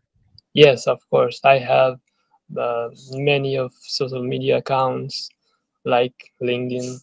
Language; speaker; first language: English; non-native, learner; Bangla